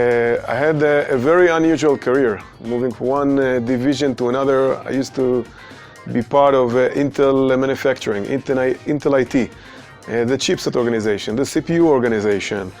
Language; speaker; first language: English; non-native, fluent; Hebrew